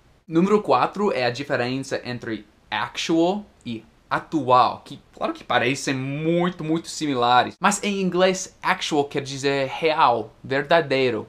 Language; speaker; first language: Portuguese; non-native, fluent; English